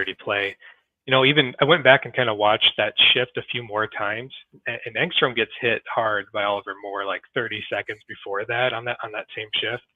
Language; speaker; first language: English; native; English